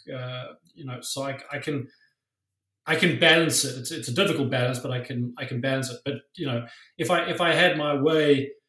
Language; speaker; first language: English; native; English